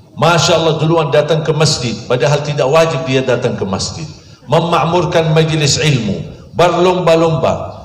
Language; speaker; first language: Indonesian; non-native, fluent; Arabic